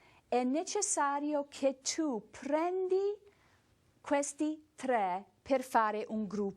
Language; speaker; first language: Italian; non-native, fluent; English